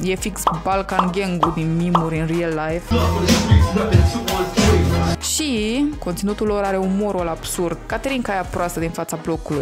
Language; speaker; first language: Romanian; native; Romanian